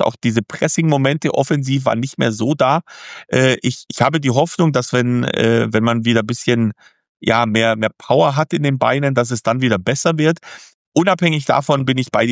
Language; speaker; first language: German; native; German